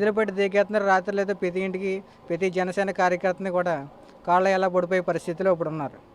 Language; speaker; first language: Telugu; native; Telugu